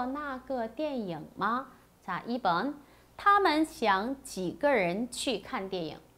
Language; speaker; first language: Chinese; non-native, fluent; Korean